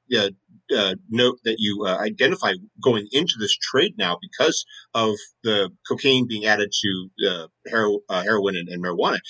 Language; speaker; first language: English; native; English